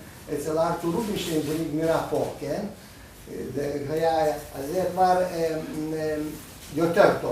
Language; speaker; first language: Hebrew; non-native, fluent; Russian